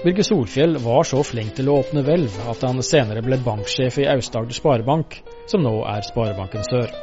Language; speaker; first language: Norwegian; native; Norwegian